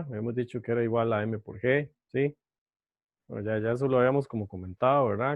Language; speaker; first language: Spanish; native; Spanish